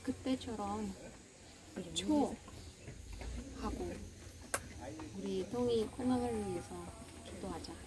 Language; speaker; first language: Korean; non-native, fluent; Russian